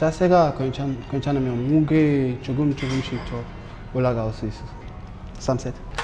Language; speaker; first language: Korean; non-native, learner; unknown